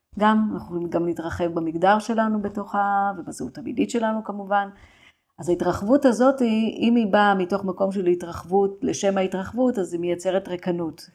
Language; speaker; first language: Hebrew; native; Hebrew